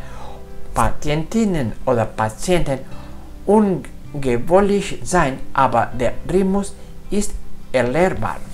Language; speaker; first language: German; non-native, fluent; Spanish